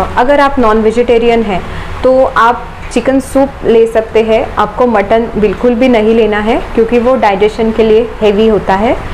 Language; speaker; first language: Hindi; non-native, local second language; Marathi